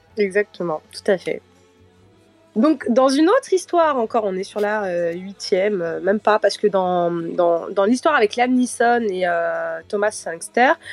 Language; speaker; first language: French; early bilingual, heritage; French